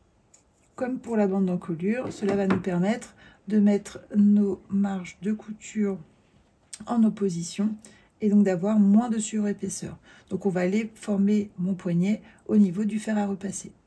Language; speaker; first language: French; native; French